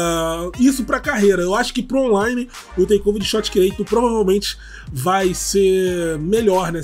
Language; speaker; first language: Portuguese; native; Portuguese